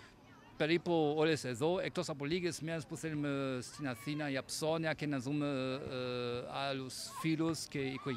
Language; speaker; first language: Greek; non-native, fluent; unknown